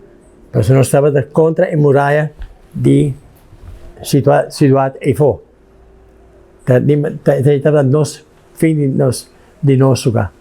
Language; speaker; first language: Portuguese; non-native, learner; Papiamento